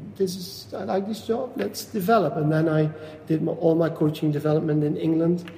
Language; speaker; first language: English; non-native, fluent; Dutch